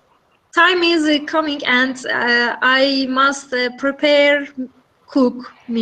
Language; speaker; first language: English; non-native, learner; Turkish